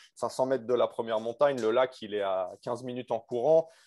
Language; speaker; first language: French; native; French